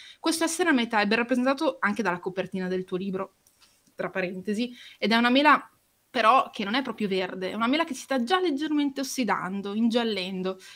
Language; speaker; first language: Italian; early bilingual, other home language; Romanian